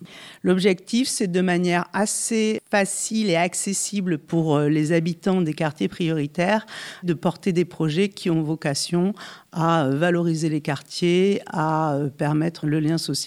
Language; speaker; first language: French; native; French